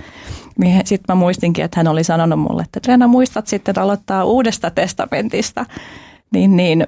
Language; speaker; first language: Finnish; early bilingual, other home language; Albanian